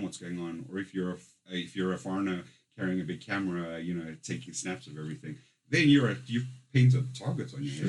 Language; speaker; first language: English; native; English